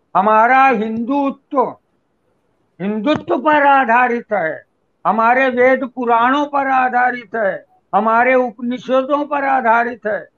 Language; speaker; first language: Hindi; native; Hindi